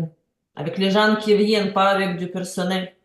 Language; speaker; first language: French; non-native, learner; Ukrainian